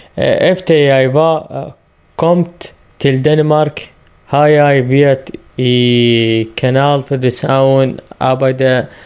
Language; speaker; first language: Danish; non-native, learner; Arabic